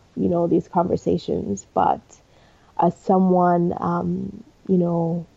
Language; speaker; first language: English; early bilingual, other home language; Spanish